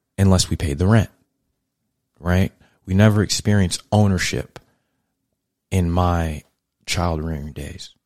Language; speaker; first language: English; native; English